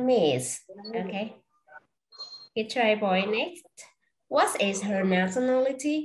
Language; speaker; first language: English; non-native, fluent; Vietnamese